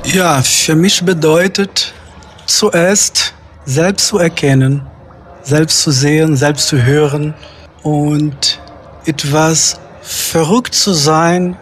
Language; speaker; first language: German; non-native, fluent; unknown